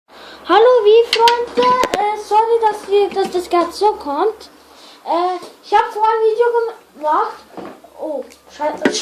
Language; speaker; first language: German; native; German